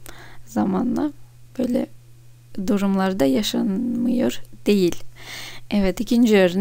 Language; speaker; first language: Turkish; non-native, fluent; Russian